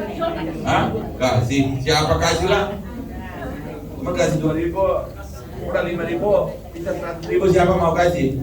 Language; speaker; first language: Indonesian; non-native, learner; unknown